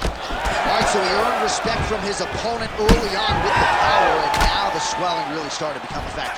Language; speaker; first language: English; native; English